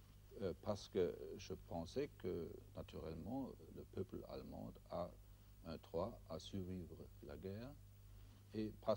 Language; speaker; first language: French; non-native, fluent; German